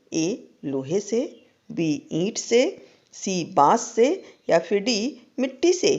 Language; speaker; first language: Hindi; native; Hindi